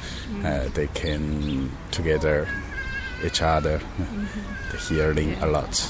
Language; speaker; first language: English; non-native, learner; Chinese